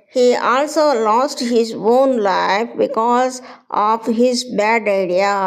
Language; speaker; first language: English; non-native, local second language; Telugu